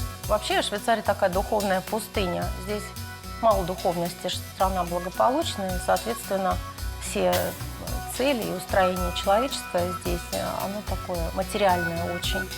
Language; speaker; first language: Russian; native; Russian